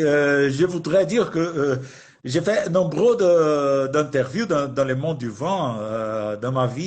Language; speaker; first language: French; non-native, fluent; Portuguese